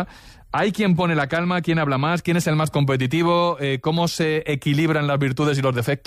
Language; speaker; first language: Spanish; native; Spanish